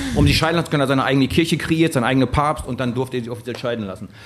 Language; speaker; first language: German; native; German